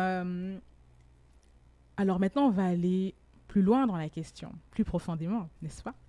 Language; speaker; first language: French; native; French